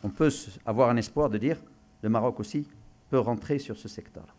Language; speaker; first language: French; non-native, local second language; Arabic